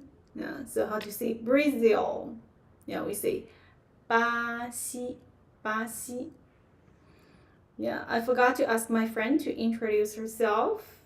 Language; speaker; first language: English; non-native, fluent; Chinese